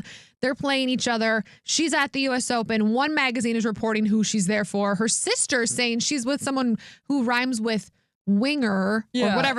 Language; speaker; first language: English; native; English